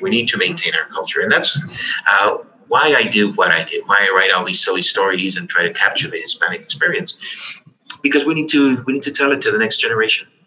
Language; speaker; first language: English; early bilingual, other home language; Spanish